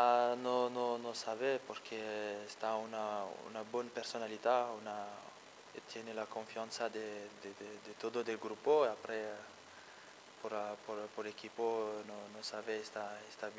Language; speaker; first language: Spanish; non-native, learner; French